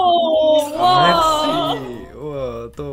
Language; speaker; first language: French; non-native, learner; Japanese